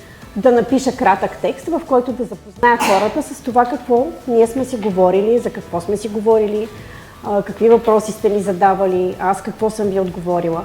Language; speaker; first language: Bulgarian; native; Bulgarian